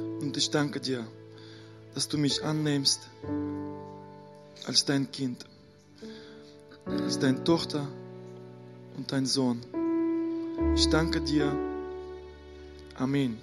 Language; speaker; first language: German; non-native, fluent; Russian